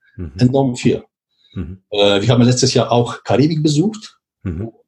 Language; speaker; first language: German; non-native, learner; Polish